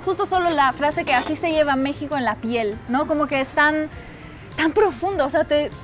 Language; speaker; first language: Spanish; non-native, fluent; Polish